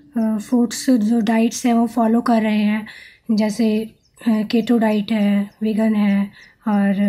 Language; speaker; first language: Hindi; native; Hindi